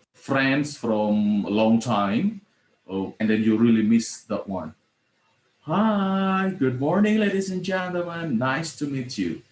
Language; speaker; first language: English; non-native, fluent; Indonesian